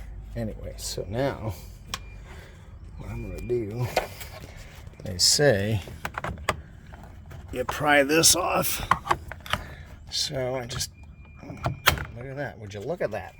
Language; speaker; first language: English; native; English